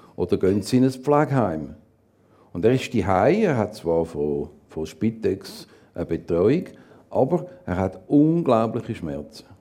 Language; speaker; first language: German; native; German